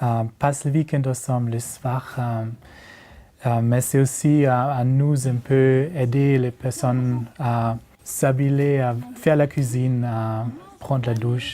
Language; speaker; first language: French; non-native, learner; German